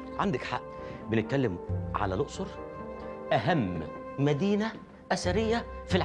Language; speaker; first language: Arabic; native; Arabic